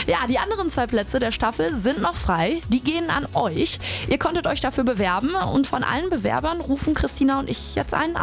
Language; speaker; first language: German; native; German